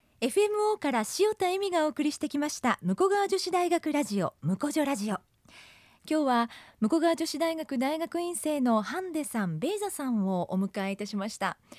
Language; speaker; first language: Japanese; native; Japanese